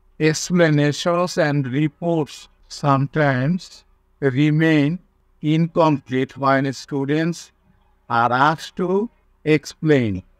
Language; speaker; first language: English; non-native, local second language; Bangla